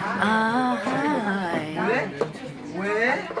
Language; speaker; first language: Korean; non-native, learner; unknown